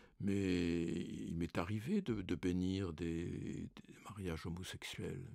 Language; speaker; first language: French; native; French